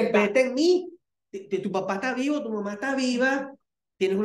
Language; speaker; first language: Spanish; native; Spanish